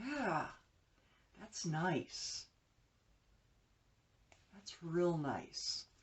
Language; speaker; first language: English; native; English